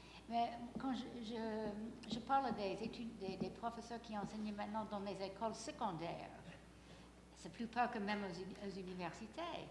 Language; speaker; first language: French; non-native, fluent; English